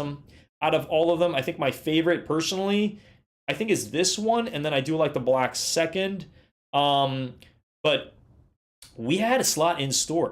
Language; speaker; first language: English; native; English